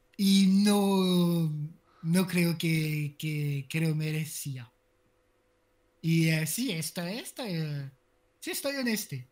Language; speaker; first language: Spanish; non-native, learner; French